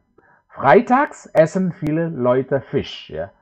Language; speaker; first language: German; non-native, fluent; Indonesian